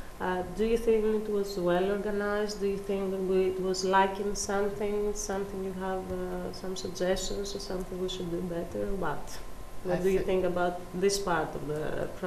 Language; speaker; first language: English; non-native, fluent; Greek